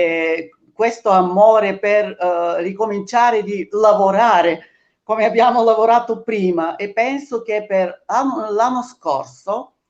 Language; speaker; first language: Italian; non-native, fluent; Bulgarian